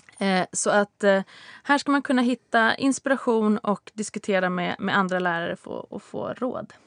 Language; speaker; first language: Swedish; native; Swedish